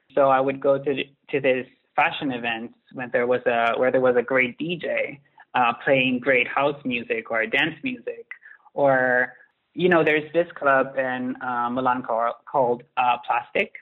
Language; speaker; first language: English; non-native, fluent; Italian